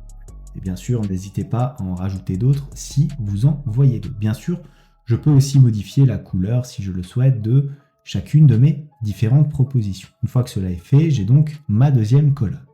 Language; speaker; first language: French; native; French